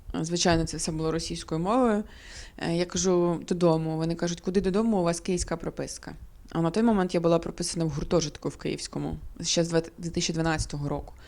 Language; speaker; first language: Ukrainian; non-native, local second language; Crimean Tatar